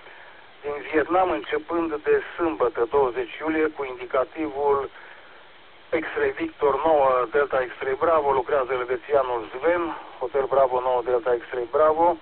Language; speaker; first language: Romanian; native; Romanian